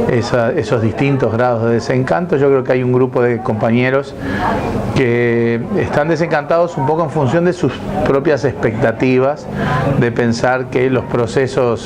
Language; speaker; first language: Spanish; native; Spanish